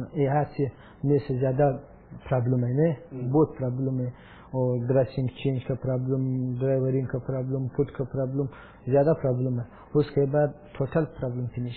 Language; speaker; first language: Hindi; non-native, learner; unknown